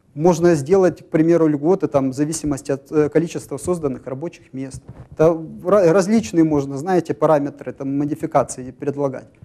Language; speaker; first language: Russian; native; Russian